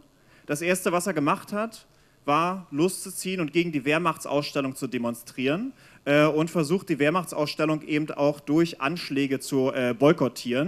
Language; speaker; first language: German; native; German